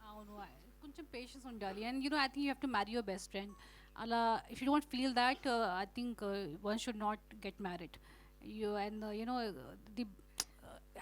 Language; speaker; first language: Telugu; non-native, learner; Hindi